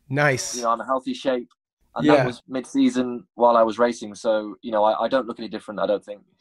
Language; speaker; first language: English; native; English